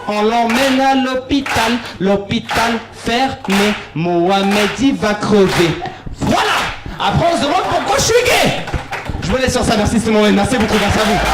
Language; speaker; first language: French; early bilingual, other home language; Arabic